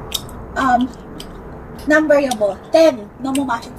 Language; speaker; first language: Korean; non-native, learner; Filipino